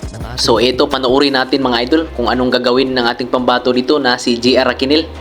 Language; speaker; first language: Filipino; native; Filipino